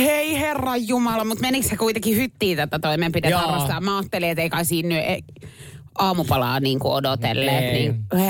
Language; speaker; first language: Finnish; native; Finnish